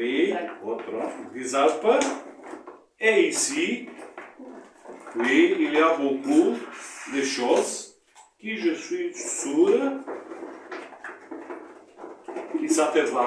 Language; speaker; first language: French; non-native, learner; Macedonian